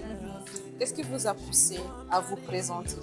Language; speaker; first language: French; native; French